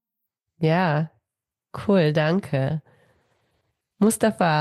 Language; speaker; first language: German; native; German